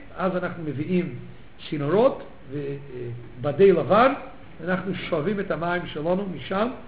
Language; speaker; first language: Hebrew; early bilingual, heritage; Hebrew